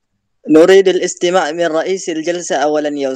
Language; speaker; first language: Arabic; non-native, learner; Indonesian